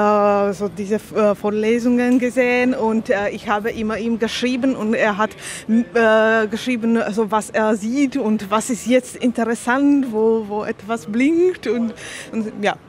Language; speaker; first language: German; non-native, learner; Slovak